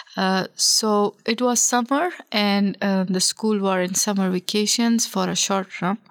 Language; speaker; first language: English; non-native, local second language; Pashto